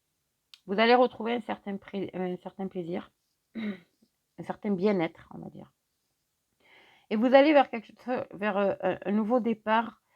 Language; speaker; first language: French; native; French